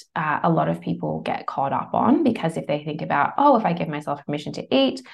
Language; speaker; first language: English; native; English